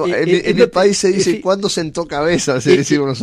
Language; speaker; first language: Spanish; native; Spanish